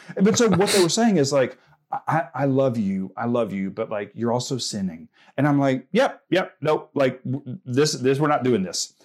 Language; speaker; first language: English; native; English